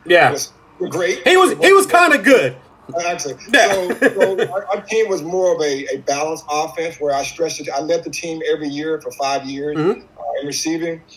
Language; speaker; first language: English; native; English